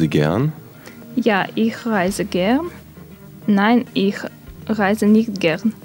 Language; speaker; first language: German; non-native, learner; Russian